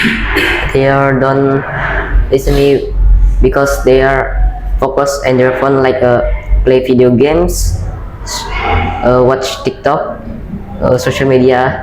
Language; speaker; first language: English; non-native, learner; Indonesian